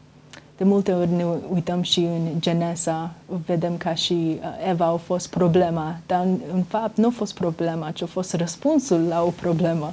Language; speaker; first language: Romanian; early bilingual, heritage; Romanian